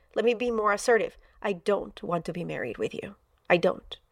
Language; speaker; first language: English; non-native, fluent; Spanish